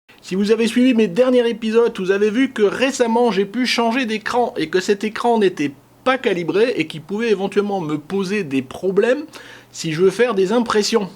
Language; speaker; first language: French; native; French